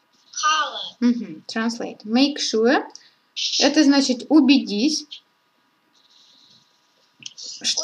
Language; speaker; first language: English; non-native, learner; Russian